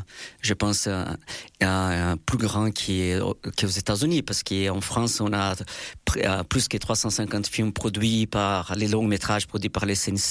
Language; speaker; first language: French; non-native, fluent; Portuguese